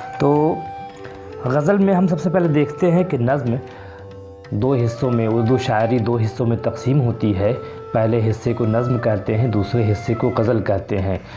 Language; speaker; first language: Urdu; native; Urdu